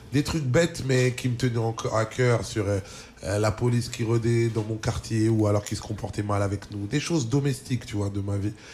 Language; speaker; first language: French; early bilingual, other home language; Lingala